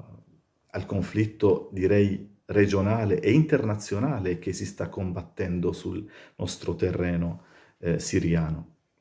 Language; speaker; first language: Italian; non-native, fluent; Arabic